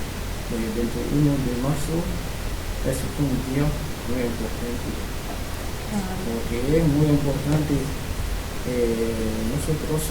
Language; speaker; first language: Spanish; non-native, learner; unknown